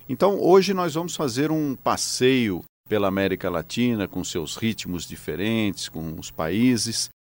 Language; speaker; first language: Portuguese; native; Portuguese